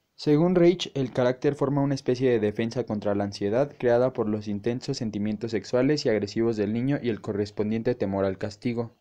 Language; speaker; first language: Spanish; native; Spanish